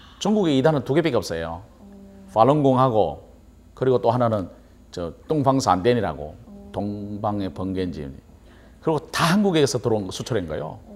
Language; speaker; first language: Korean; native; Korean